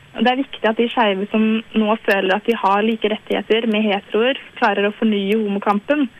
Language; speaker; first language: Norwegian; early bilingual, other home language; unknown